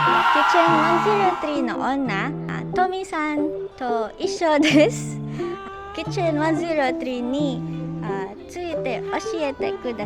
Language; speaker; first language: Japanese; non-native, learner; Filipino